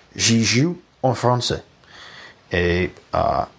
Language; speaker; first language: French; non-native, learner; Russian